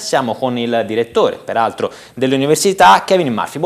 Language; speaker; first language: Italian; native; Italian